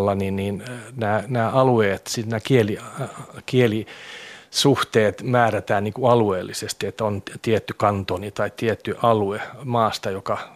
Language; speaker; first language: Finnish; non-native, local second language; Swedish